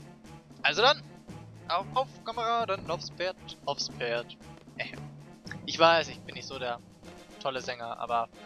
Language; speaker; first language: German; native; German